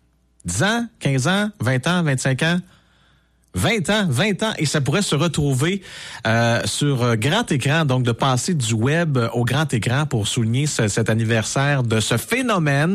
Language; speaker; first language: French; native; French